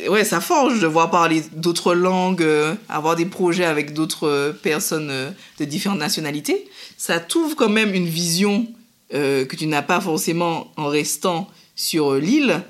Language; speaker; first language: French; native; French